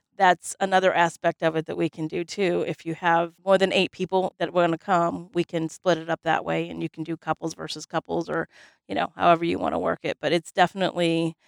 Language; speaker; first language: English; native; English